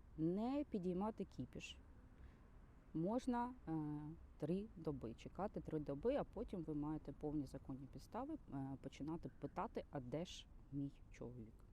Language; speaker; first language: Ukrainian; native; Ukrainian